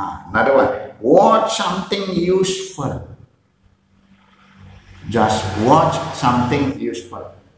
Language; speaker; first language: English; non-native, learner; Indonesian